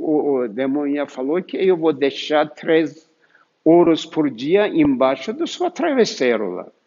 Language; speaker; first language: Portuguese; non-native, fluent; Turkish